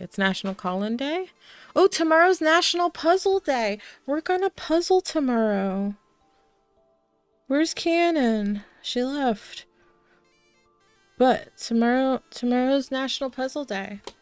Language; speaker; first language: English; early bilingual, other home language; Spanish